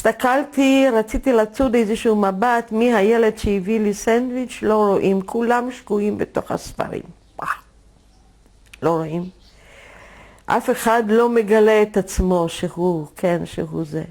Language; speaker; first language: Hebrew; non-native, fluent; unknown